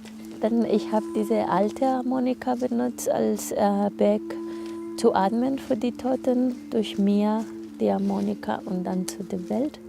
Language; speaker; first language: German; non-native, learner; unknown